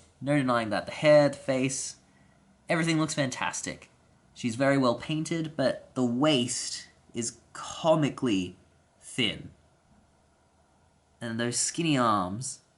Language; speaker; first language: English; native; English